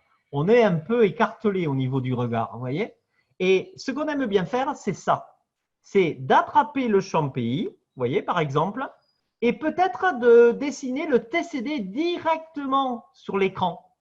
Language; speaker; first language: French; native; French